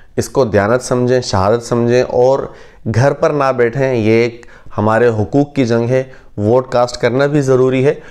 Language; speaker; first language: Urdu; native; Urdu